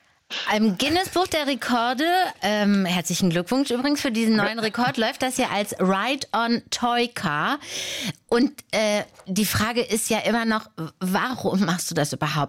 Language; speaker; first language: German; native; German